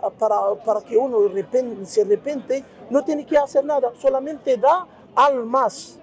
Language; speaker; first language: Spanish; non-native, fluent; Arabic